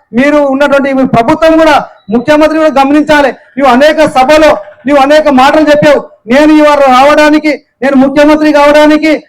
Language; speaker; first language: Telugu; non-native, local second language; Lambadi